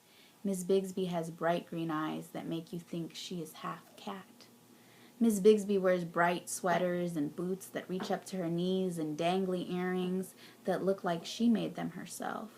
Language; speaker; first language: English; native; English